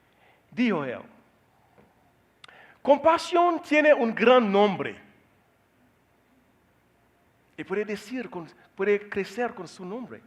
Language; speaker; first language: Spanish; non-native, learner; Haitian Creole